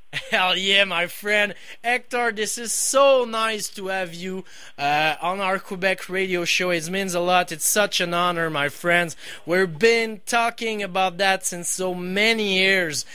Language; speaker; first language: English; non-native, fluent; French